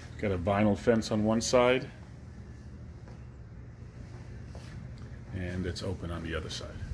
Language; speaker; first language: English; native; English